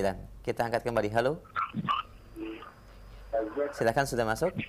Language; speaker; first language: Indonesian; native; Indonesian